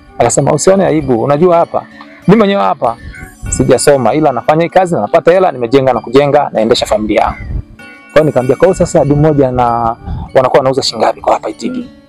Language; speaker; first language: Swahili; non-native, local second language; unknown